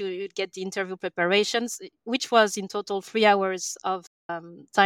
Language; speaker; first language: English; non-native, fluent; French